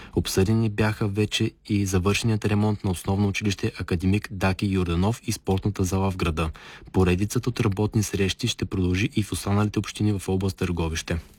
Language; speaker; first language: Bulgarian; native; Bulgarian